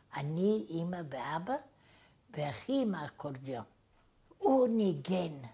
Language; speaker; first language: Hebrew; non-native, fluent; Bulgarian